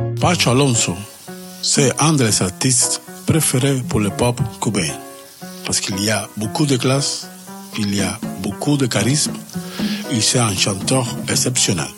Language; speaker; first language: French; non-native, learner; Spanish